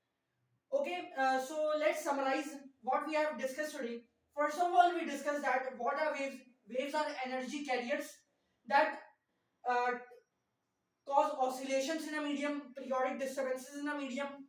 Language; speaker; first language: English; non-native, local second language; Urdu